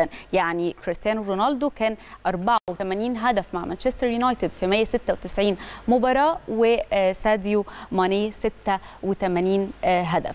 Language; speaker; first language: Arabic; native; Arabic